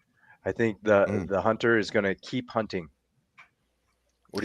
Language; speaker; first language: English; native; English